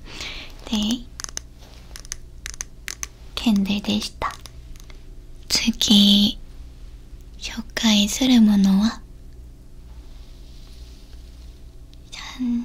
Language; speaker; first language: Japanese; non-native, learner; Korean